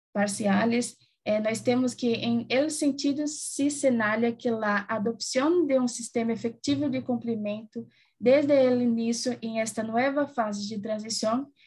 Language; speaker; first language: Spanish; non-native, learner; Portuguese